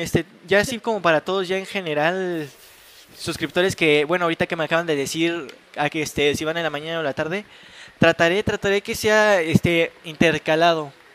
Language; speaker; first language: Spanish; native; Spanish